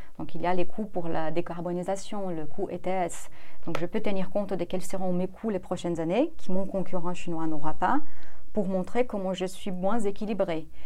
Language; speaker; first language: French; non-native, fluent; Portuguese